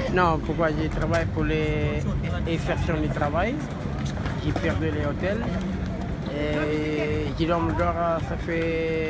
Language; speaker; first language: French; non-native, learner; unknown